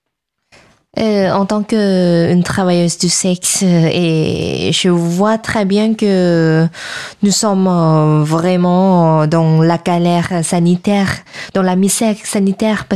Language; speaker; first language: French; non-native, fluent; Thai